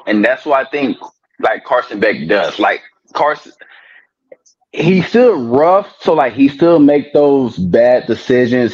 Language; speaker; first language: English; native; English